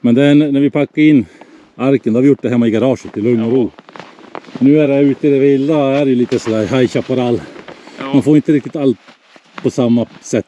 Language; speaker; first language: Swedish; native; Swedish